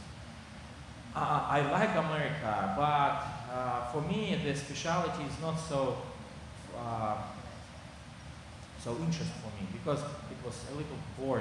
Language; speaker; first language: English; non-native, learner; Kazakh